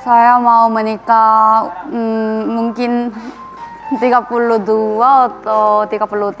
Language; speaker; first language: Indonesian; non-native, fluent; Korean